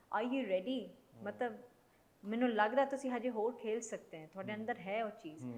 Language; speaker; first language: Punjabi; early bilingual, heritage; Punjabi